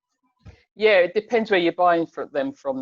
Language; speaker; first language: English; native; English